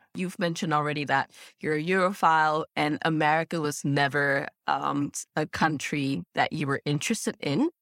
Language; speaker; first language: English; native; English